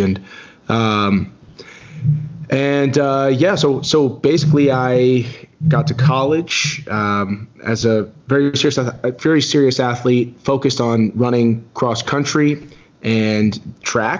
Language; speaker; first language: English; native; English